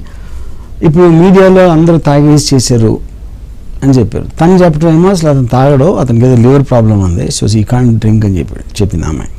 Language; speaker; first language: Telugu; native; Telugu